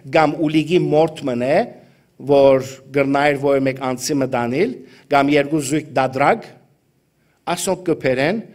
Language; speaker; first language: Armenian; early bilingual, heritage; Armenian